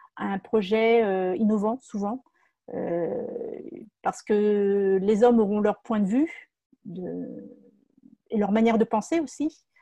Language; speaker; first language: French; native; French